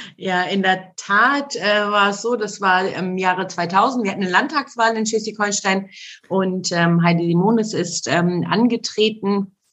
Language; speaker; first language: German; early bilingual, other home language; Turkish